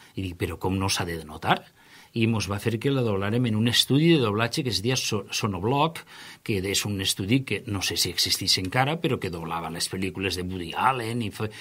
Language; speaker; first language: Catalan; native; Catalan